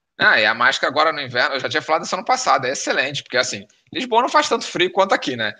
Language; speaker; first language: Portuguese; native; Portuguese